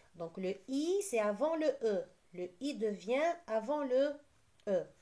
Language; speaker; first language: French; non-native, local second language; Arabic